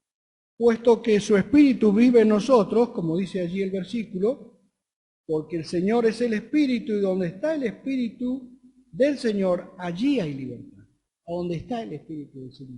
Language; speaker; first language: Spanish; native; Spanish